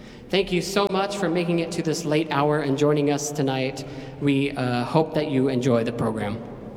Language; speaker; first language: English; native; English